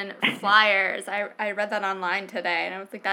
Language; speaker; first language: English; native; English